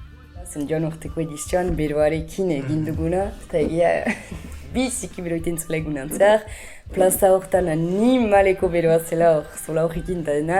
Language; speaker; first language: Basque; native; Basque